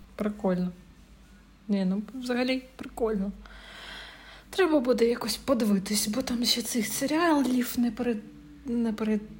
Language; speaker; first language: Ukrainian; native; Ukrainian